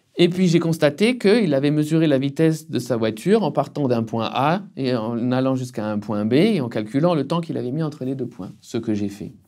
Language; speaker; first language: French; native; French